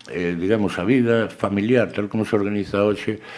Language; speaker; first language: Galician; early bilingual, other home language; Spanish